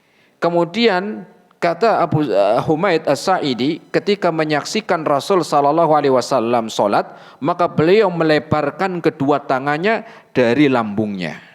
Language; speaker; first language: Indonesian; native; Indonesian